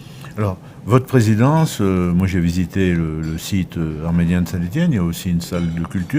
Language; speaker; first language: French; native; French